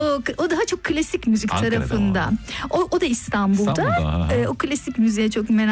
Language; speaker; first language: Turkish; native; Turkish